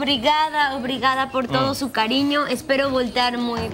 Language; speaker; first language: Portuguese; non-native, learner; Spanish